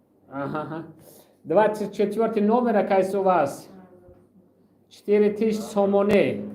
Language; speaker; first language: Russian; non-native, local second language; Tajik